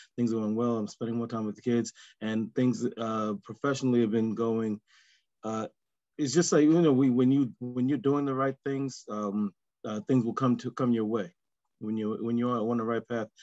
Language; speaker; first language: English; native; English